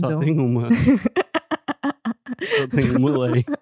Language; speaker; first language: Portuguese; non-native, fluent; English